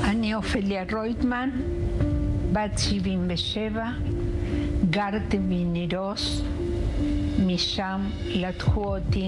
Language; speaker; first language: Hebrew; non-native, learner; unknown